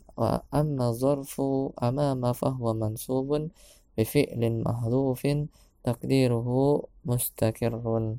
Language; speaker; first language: Arabic; non-native, fluent; Indonesian